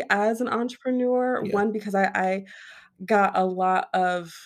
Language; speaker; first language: English; native; English